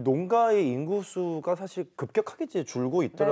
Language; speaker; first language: Korean; native; Korean